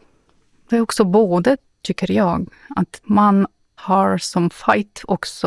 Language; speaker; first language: Swedish; non-native, fluent; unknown